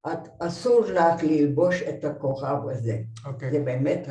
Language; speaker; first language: Hebrew; non-native, fluent; Hungarian